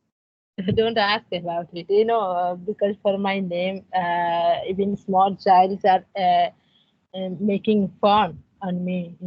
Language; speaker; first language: English; non-native, learner; Odia